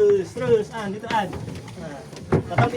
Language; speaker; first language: Indonesian; non-native, local second language; Sundanese